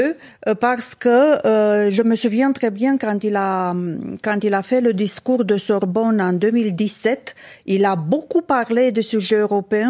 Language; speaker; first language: French; non-native, fluent; Romanian